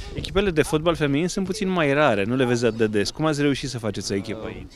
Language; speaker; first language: Romanian; native; Romanian